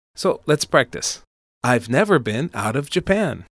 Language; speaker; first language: English; native; English